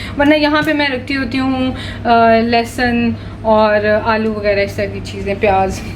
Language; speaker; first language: Urdu; native; Urdu